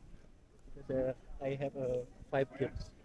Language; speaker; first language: English; non-native, learner; Indonesian